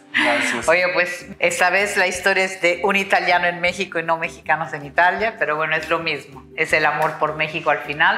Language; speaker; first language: Spanish; native; Spanish